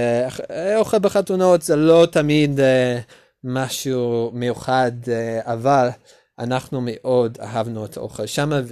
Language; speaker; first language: Hebrew; non-native, learner; English